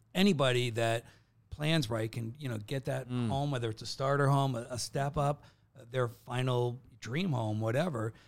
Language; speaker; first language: English; native; English